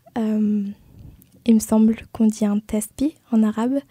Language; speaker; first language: French; native; French